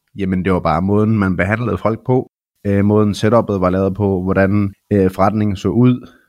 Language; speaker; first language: Danish; early bilingual, other home language; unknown